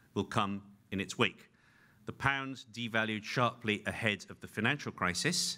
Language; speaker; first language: English; native; English